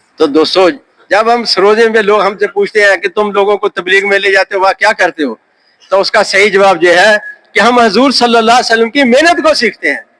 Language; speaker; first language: Urdu; native; Urdu